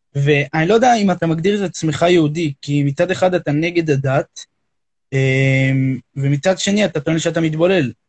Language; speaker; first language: Hebrew; native; Hebrew